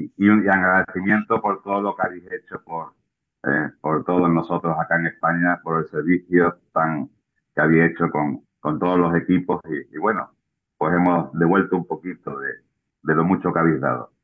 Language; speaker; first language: Spanish; native; Spanish